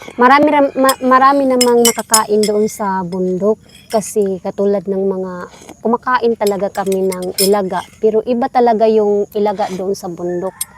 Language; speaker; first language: Filipino; non-native, local second language; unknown